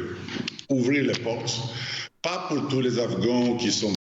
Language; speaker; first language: French; non-native, fluent; Albanian